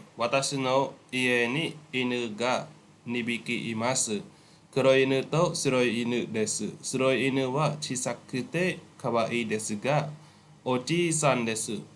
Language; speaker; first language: Japanese; non-native, fluent; Khmer